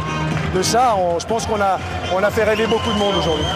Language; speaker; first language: French; non-native, fluent; Italian